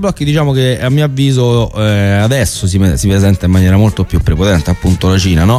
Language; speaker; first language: Italian; native; Italian